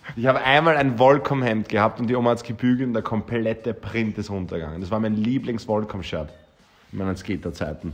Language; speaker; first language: German; native; German